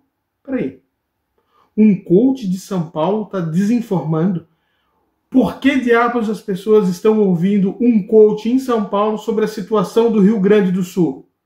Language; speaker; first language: Portuguese; native; Portuguese